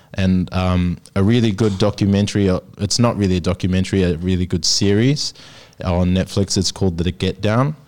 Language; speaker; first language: English; native; English